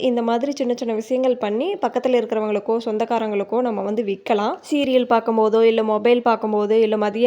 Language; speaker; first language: Tamil; native; Tamil